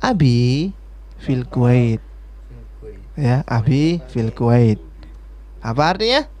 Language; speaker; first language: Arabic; non-native, fluent; Indonesian